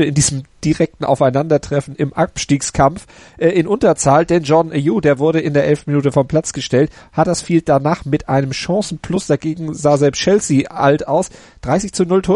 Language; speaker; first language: German; native; German